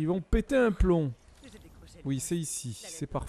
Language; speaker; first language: French; native; French